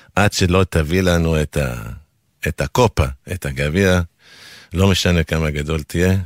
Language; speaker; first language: Hebrew; non-native, fluent; Spanish